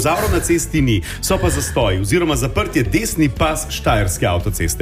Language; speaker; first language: Slovenian; native; Slovenian